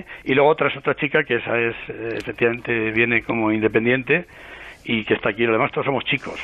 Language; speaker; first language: Spanish; native; Spanish